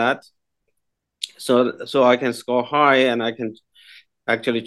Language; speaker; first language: English; non-native, fluent; Chinese